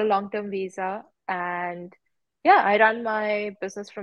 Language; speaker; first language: English; non-native, local second language; Hindi